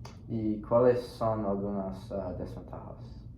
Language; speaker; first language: Spanish; non-native, learner; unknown